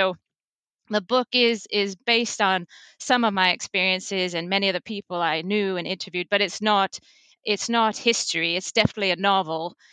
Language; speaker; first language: English; native; English